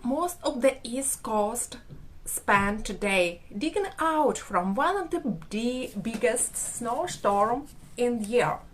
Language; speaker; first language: English; non-native, fluent; Ukrainian